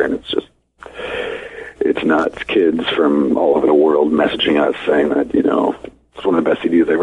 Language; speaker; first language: English; native; English